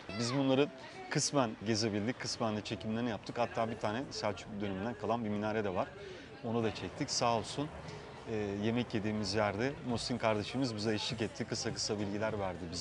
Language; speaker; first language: Turkish; native; Turkish